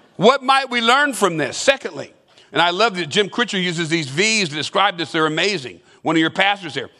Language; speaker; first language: English; native; English